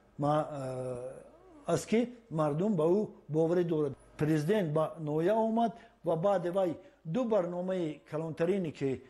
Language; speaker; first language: Tajik; non-native, local second language; Shughni